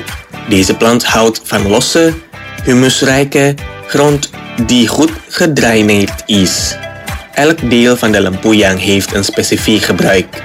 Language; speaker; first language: Dutch; non-native, fluent; Indonesian